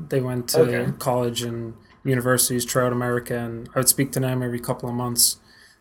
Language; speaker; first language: English; native; English